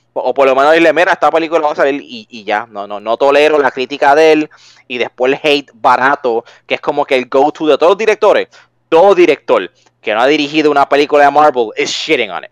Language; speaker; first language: Spanish; native; Spanish